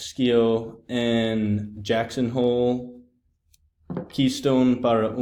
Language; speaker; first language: Spanish; non-native, learner; English